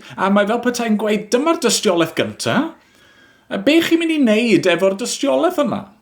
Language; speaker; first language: Welsh; native; Welsh